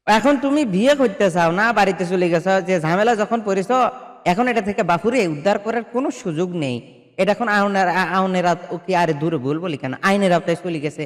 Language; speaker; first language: Bangla; native; Bangla